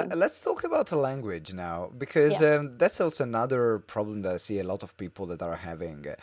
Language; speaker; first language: English; non-native, fluent; Italian